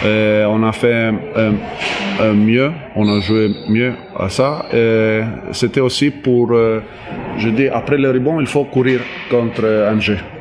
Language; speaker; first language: French; non-native, learner; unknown